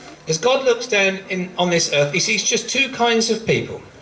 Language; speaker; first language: English; native; English